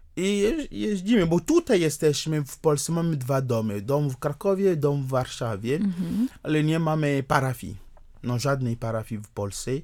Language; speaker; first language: Polish; non-native, fluent; Ewe